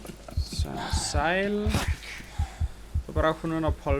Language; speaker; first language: German; native; German